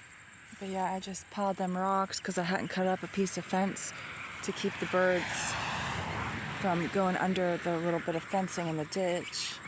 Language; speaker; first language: English; native; English